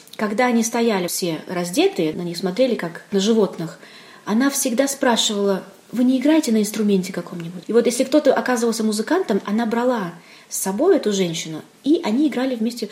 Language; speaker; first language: Russian; non-native, local second language; Romanian